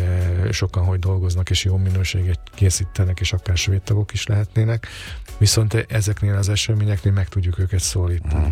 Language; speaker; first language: Hungarian; native; Hungarian